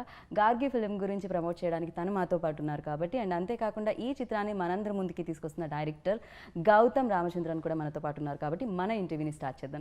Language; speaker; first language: Telugu; native; Telugu